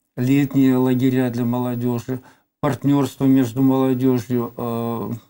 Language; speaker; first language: Russian; native; Russian